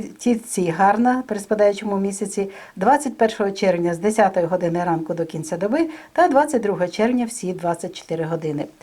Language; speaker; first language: Ukrainian; native; Ukrainian